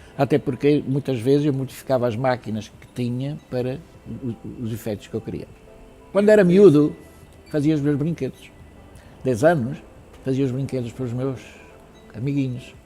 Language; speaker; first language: Portuguese; early bilingual, other home language; Italian